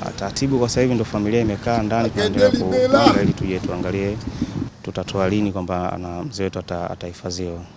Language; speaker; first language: Swahili; native; Swahili